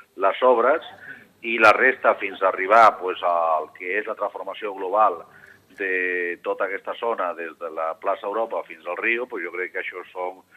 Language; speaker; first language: Catalan; non-native, local second language; Spanish